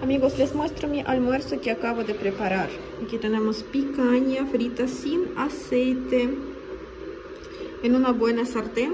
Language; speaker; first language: Spanish; non-native, fluent; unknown